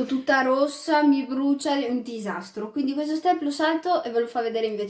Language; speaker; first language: Italian; early bilingual, other home language; Arabic